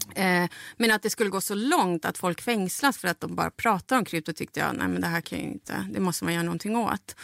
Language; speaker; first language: Swedish; non-native, fluent; Spanish